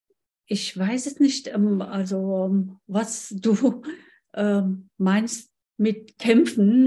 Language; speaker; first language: German; non-native, fluent; Persian